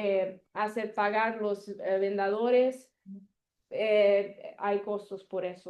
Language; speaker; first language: Spanish; non-native, learner; Italian